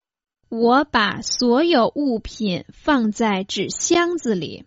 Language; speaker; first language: Chinese; non-native, fluent; Croatian